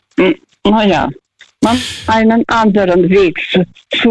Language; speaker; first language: German; non-native, learner; Russian